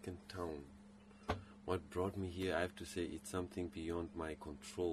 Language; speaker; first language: English; non-native, local second language; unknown